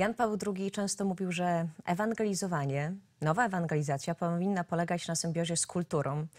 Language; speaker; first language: Polish; native; Polish